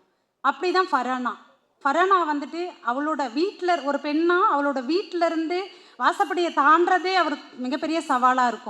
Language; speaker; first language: Tamil; native; Tamil